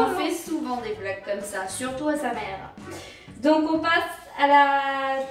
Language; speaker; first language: French; native; French